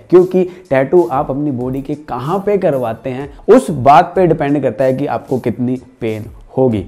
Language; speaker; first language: Hindi; non-native, local second language; Punjabi